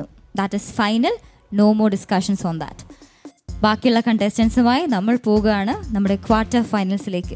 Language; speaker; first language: Malayalam; native; Malayalam